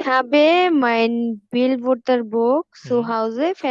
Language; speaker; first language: German; non-native, learner; Bangla